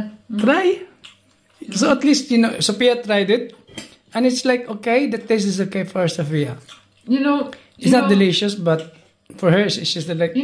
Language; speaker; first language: English; non-native, local second language; Filipino